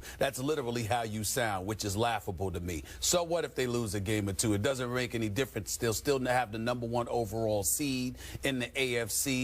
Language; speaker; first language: English; native; English